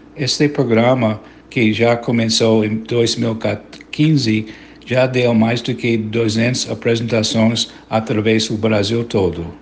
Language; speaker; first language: Portuguese; non-native, fluent; English